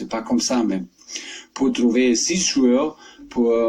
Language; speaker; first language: French; non-native, fluent; German